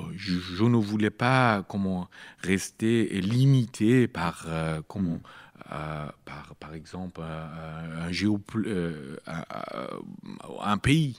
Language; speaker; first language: French; non-native, learner; Persian